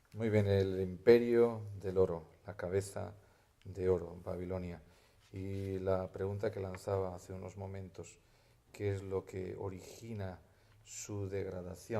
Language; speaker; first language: Spanish; native; Spanish